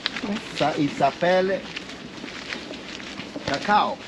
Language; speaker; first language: French; non-native, fluent; Spanish